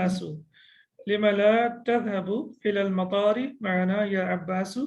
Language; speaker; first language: Arabic; non-native, fluent; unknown